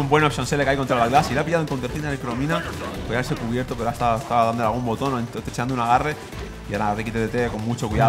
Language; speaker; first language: Spanish; native; Spanish